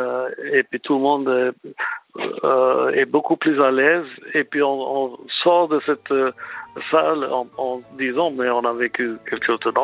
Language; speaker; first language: French; non-native, fluent; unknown